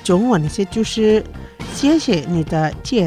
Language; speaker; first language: Chinese; non-native, fluent; Indonesian